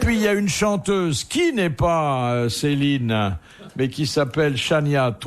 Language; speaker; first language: French; native; French